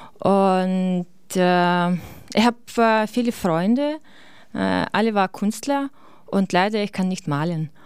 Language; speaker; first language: German; non-native, learner; Ukrainian